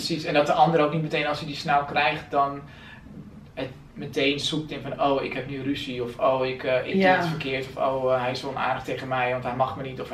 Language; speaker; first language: Dutch; native; Dutch